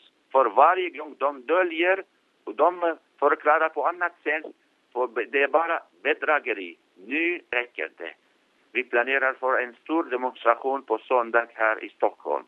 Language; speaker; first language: Swedish; non-native, fluent; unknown